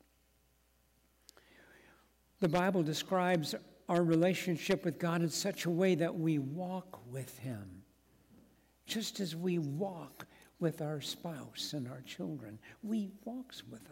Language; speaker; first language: English; native; English